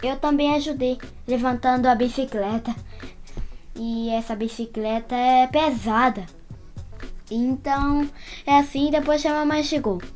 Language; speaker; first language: Portuguese; early bilingual, heritage; Portuguese